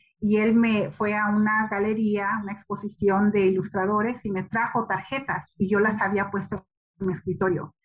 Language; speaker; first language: Spanish; early bilingual, heritage; Spanish